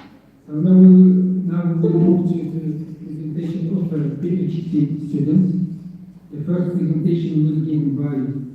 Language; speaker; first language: English; non-native, fluent; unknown